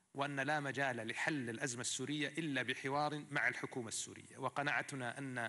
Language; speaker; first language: Arabic; native; Arabic